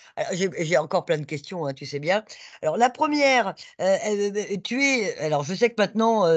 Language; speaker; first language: French; native; French